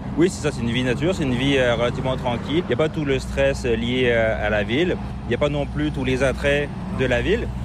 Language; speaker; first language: French; native; French